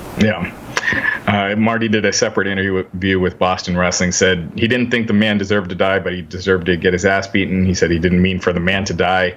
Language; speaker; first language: English; native; English